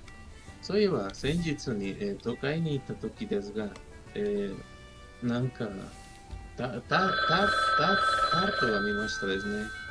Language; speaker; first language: Japanese; non-native, learner; Spanish